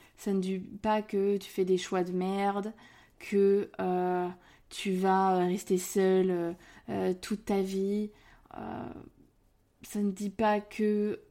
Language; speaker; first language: French; native; French